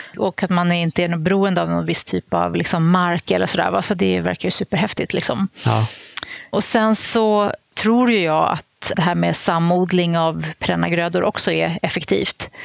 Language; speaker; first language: Swedish; native; Swedish